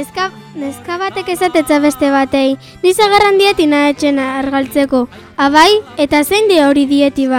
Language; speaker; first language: Basque; native; Basque